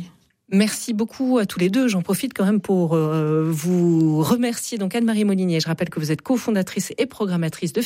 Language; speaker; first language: French; native; French